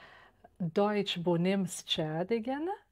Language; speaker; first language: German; non-native, fluent; Uzbek